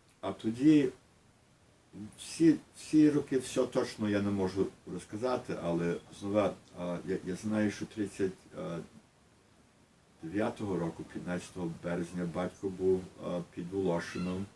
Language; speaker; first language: Ukrainian; early bilingual, heritage; Ukrainian